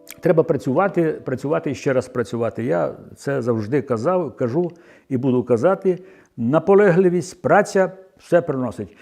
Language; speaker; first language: Ukrainian; native; Ukrainian